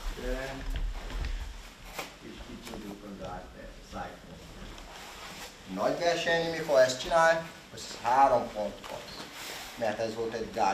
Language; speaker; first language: Hungarian; non-native, learner; Portuguese